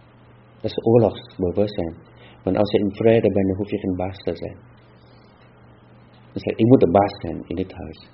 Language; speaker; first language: Dutch; non-native, fluent; Vietnamese